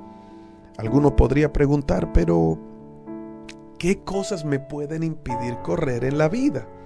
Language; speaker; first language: Spanish; native; Spanish